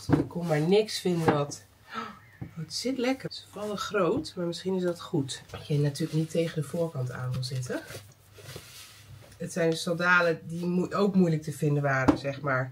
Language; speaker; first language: Dutch; native; Dutch